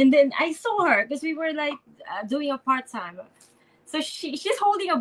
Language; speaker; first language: English; non-native, local second language; Filipino